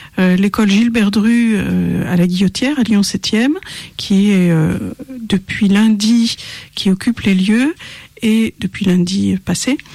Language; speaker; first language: French; native; French